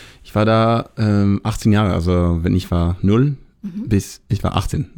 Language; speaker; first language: German; non-native, learner; Hebrew